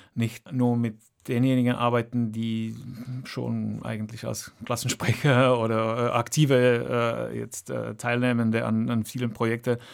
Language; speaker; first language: German; non-native, fluent; Czech